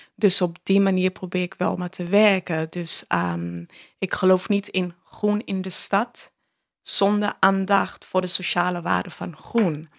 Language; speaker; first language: Dutch; early bilingual, other home language; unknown